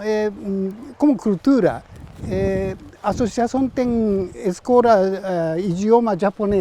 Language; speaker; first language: Portuguese; non-native, learner; Japanese